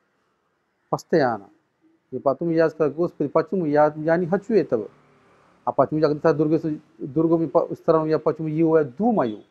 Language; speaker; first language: Russian; non-native, learner; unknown